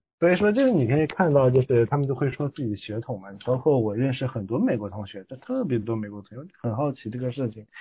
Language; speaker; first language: Chinese; native; Chinese